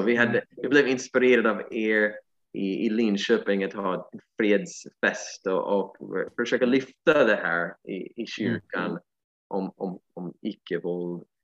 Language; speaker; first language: Swedish; non-native, fluent; English